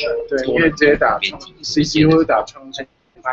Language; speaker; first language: Chinese; native; Chinese